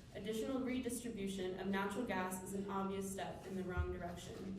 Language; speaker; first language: English; native; English